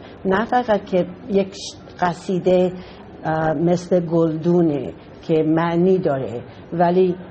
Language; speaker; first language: Persian; non-native, fluent; English